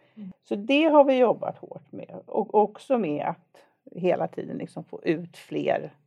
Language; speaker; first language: Swedish; native; Swedish